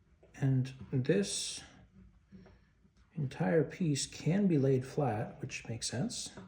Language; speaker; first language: English; native; English